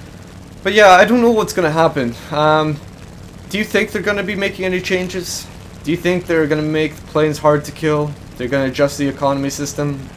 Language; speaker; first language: English; native; English